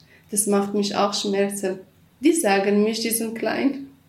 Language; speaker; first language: German; non-native, learner; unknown